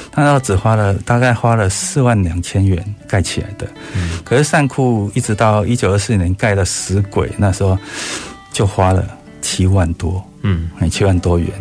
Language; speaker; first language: Min Nan Chinese; native; Min Nan Chinese